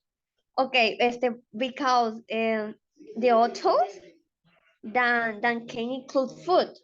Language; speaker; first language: English; non-native, learner; Spanish